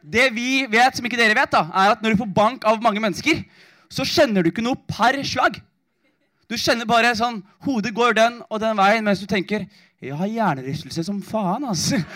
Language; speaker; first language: Norwegian; early bilingual, other home language; Somali